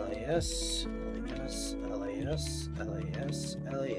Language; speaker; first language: Spanish; non-native, learner; English